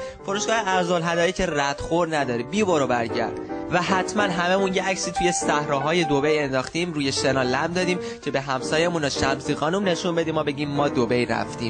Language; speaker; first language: Persian; native; Persian